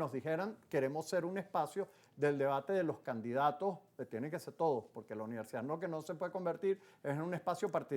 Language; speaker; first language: Spanish; native; Spanish